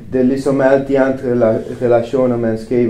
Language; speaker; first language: Danish; non-native, fluent; Romanian